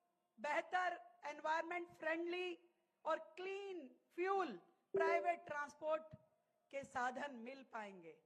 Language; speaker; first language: Hindi; native; Hindi